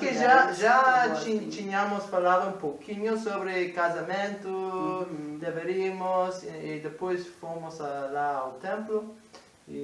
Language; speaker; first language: Portuguese; non-native, fluent; English